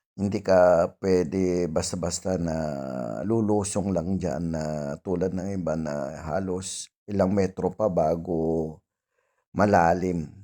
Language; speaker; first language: Filipino; native; Filipino